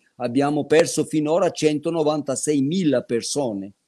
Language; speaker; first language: Italian; non-native, fluent; Portuguese